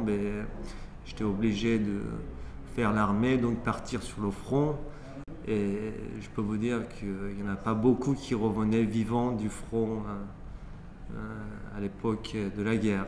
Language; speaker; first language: French; early bilingual, other home language; Persian